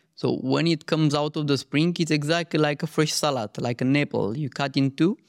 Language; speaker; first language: English; non-native, fluent; Romanian